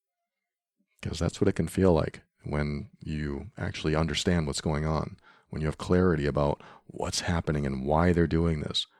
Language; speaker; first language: English; native; English